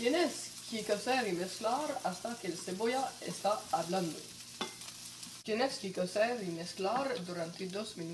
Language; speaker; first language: Spanish; non-native, learner; French